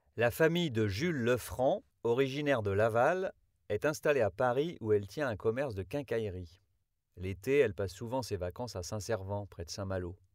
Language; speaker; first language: French; native; French